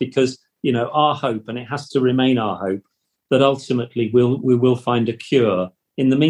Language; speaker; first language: English; native; English